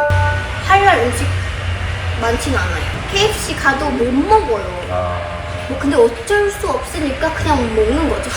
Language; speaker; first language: Korean; non-native, fluent; Indonesian